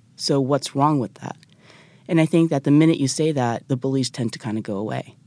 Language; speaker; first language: English; early bilingual, other home language; Japanese